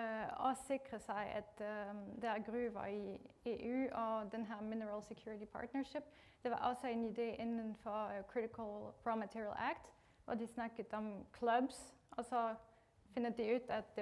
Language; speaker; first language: Norwegian; non-native, fluent; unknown